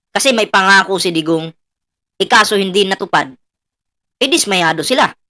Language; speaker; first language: Filipino; non-native, local second language; Cebuano